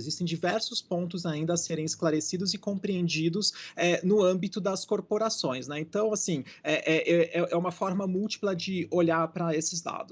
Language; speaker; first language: Portuguese; native; Portuguese